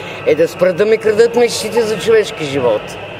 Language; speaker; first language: Bulgarian; native; Bulgarian